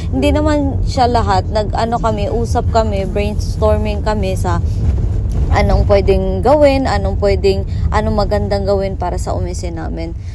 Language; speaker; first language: Filipino; native; Filipino